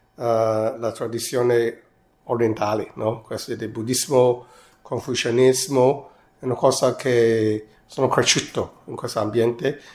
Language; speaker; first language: Italian; non-native, fluent; Cantonese